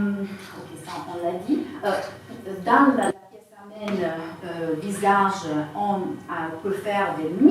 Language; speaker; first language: French; non-native, fluent; Italian